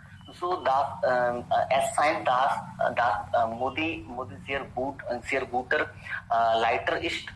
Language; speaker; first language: German; non-native, learner; Hindi